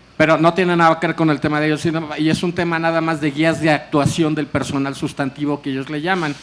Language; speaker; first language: Spanish; native; Spanish